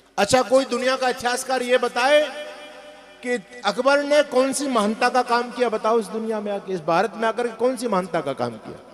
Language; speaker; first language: Hindi; native; Hindi